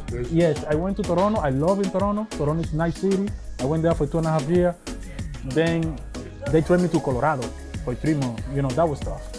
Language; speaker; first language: English; non-native, fluent; Spanish